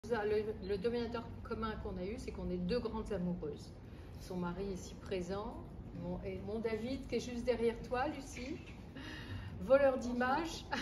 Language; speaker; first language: French; native; French